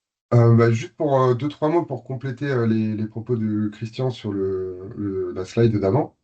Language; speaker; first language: French; native; French